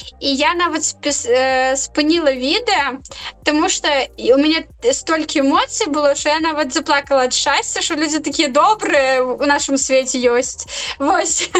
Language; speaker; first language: Belarusian; non-native, local second language; Russian